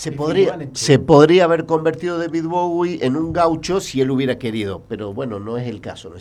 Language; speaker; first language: Spanish; native; Spanish